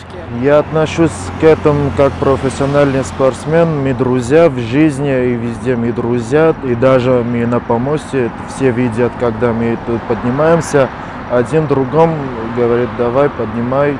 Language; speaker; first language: Russian; non-native, fluent; Armenian